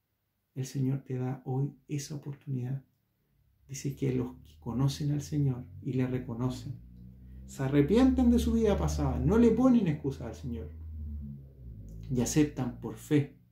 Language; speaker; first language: Spanish; native; Spanish